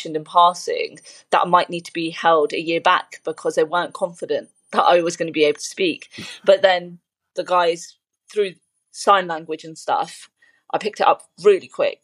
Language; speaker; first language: English; early bilingual, other home language; Punjabi